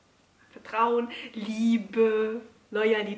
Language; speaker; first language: German; native; German